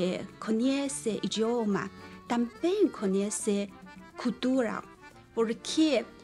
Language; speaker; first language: Portuguese; non-native, learner; Chinese